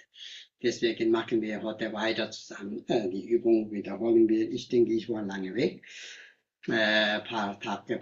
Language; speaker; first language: German; non-native, learner; Tibetan